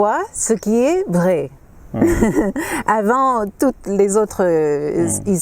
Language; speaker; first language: French; non-native, fluent; English